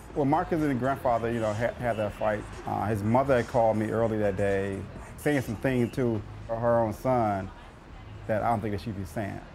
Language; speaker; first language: English; native; English